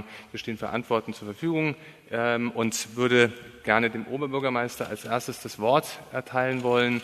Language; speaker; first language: German; native; German